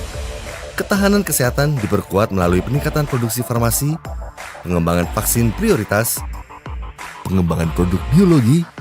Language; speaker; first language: Indonesian; native; Indonesian